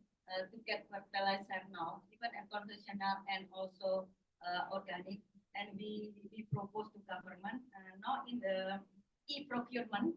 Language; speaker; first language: English; non-native, learner; Indonesian